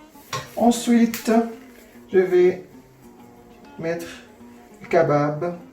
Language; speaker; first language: French; non-native, fluent; Arabic